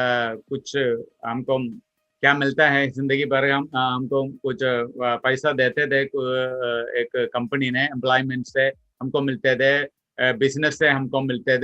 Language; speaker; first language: Hindi; non-native, local second language; Malayalam